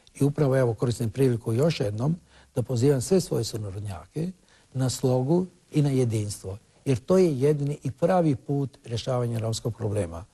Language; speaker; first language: Croatian; non-native, local second language; Romany